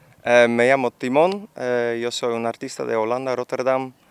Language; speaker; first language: Spanish; non-native, fluent; Dutch